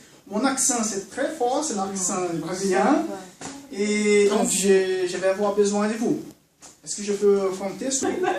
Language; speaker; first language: French; non-native, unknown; Portuguese